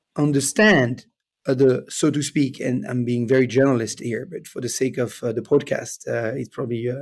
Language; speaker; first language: English; non-native, fluent; French